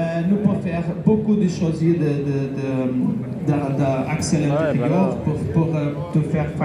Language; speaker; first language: French; non-native, learner; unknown